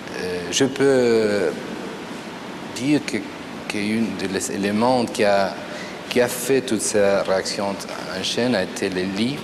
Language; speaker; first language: French; non-native, fluent; Spanish